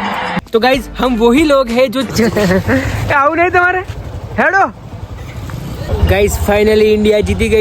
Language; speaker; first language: Hindi; non-native, local second language; Gujarati